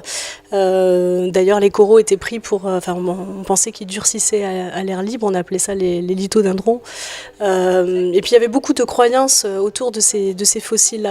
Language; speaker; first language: French; native; French